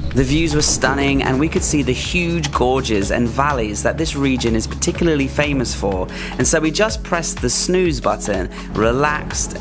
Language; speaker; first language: English; native; English